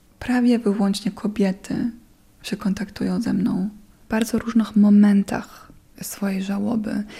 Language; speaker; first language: Polish; non-native, fluent; German